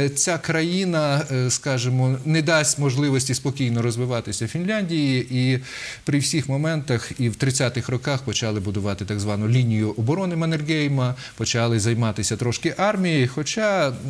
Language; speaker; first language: Ukrainian; native; Ukrainian